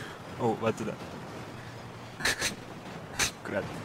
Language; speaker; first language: Estonian; native; Estonian